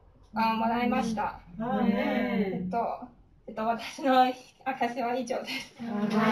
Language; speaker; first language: Japanese; non-native, fluent; Chinese